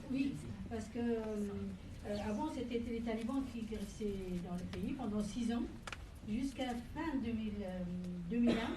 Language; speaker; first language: French; non-native, fluent; Persian